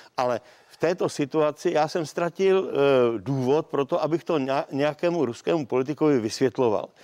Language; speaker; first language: Czech; native; Czech